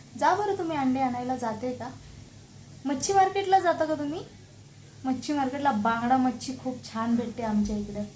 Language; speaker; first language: Marathi; non-native, local second language; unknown